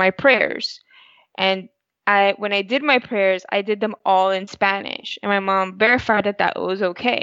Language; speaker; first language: English; early bilingual, other home language; Spanish